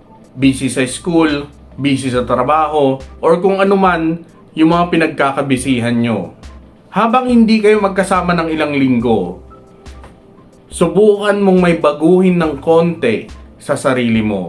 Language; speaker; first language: Filipino; native; Filipino